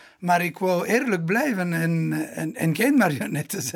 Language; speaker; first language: Dutch; non-native, local second language; Italian